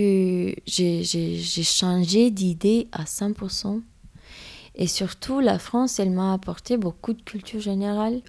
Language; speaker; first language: French; non-native, fluent; Romanian